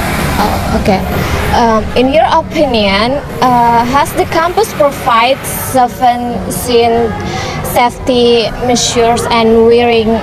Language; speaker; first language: English; non-native, learner; Indonesian